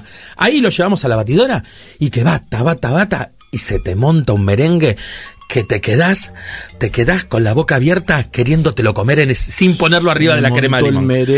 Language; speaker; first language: Spanish; native; Spanish